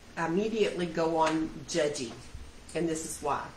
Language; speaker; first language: English; native; English